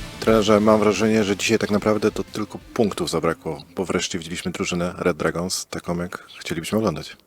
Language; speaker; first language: Polish; native; Polish